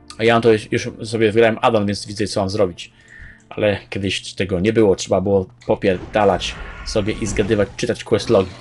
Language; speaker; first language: Polish; native; Polish